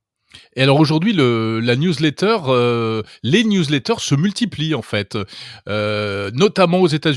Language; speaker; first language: French; native; French